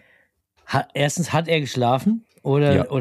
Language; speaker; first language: German; native; German